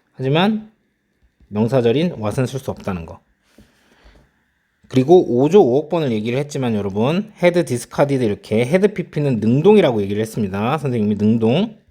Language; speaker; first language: Korean; native; Korean